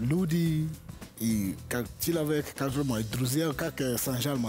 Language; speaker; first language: Russian; non-native, learner; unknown